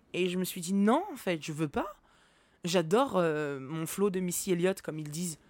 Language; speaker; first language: French; native; French